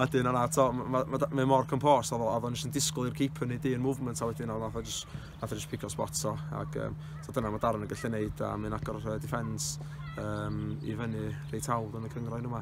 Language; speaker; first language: Welsh; native; Welsh